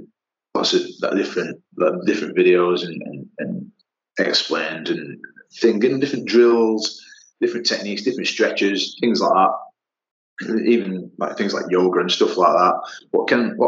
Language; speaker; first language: English; native; English